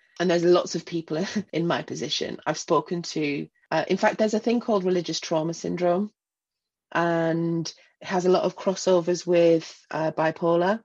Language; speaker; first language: English; native; English